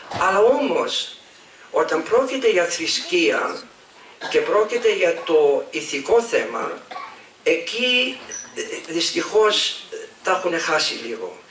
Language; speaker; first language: Greek; early bilingual, heritage; Greek